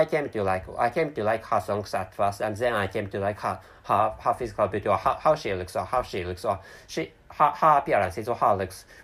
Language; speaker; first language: English; non-native, fluent; Japanese